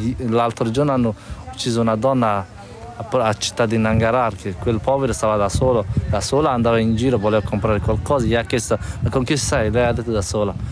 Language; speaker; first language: Italian; non-native, fluent; Persian